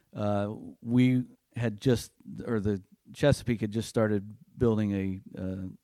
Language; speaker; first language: English; native; English